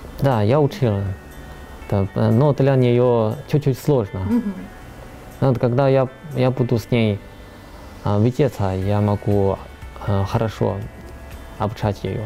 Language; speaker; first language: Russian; non-native, learner; Chinese